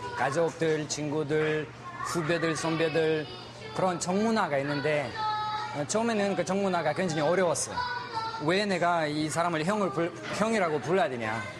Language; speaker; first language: Korean; non-native, fluent; Russian